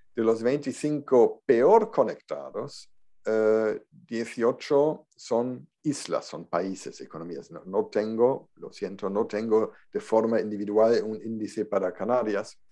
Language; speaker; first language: Spanish; non-native, fluent; German